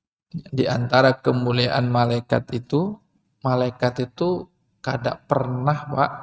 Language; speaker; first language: Indonesian; non-native, local second language; Banjar